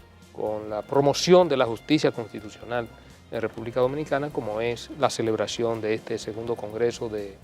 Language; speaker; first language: Spanish; native; Spanish